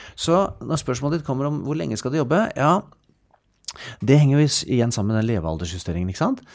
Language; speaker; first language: Norwegian; native; Norwegian